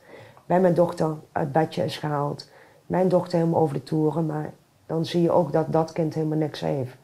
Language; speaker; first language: Dutch; native; Dutch